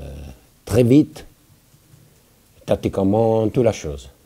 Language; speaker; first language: French; non-native, fluent; Italian